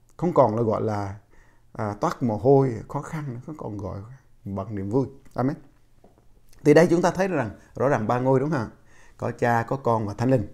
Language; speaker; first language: Vietnamese; non-native, local second language; Jarai